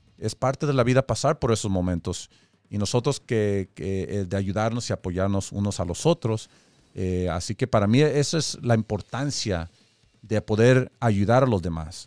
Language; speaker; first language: Spanish; early bilingual, heritage; Spanish